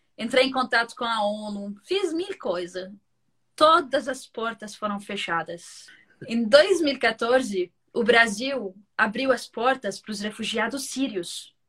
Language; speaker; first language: Portuguese; non-native, fluent; Arabic